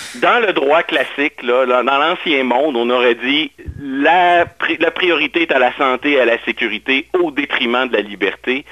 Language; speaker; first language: French; native; French